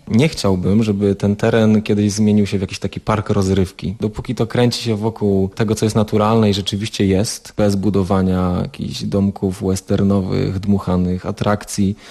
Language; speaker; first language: Polish; native; Polish